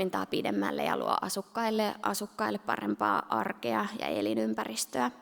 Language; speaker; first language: Finnish; native; Finnish